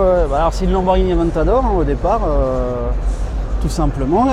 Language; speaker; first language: French; native; French